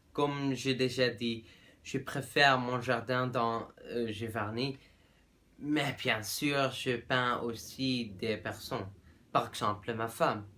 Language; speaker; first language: French; non-native, learner; Dutch